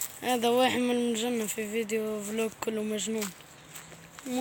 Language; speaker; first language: Arabic; native; Arabic